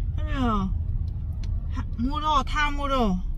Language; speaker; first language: Korean; non-native, learner; Lao